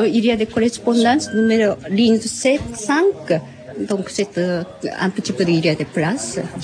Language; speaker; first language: French; non-native, learner; Japanese